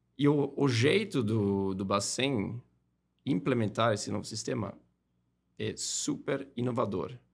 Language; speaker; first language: Portuguese; non-native, fluent; German